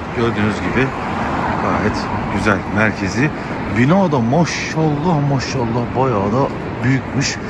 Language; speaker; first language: Turkish; native; Turkish